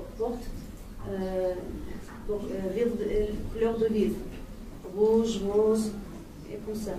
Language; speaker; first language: French; non-native, learner; Azerbaijani